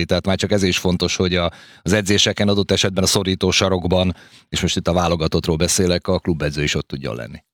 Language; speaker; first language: Hungarian; native; Hungarian